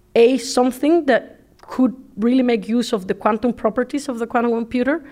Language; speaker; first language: English; non-native, fluent; Spanish